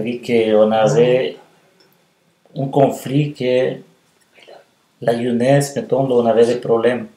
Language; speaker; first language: French; non-native, fluent; Spanish